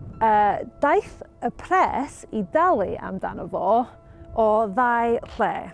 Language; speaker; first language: Welsh; non-native, learner; English